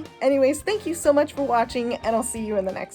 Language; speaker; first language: English; native; English